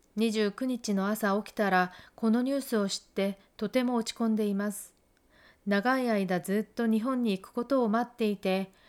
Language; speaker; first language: Japanese; non-native, fluent; Korean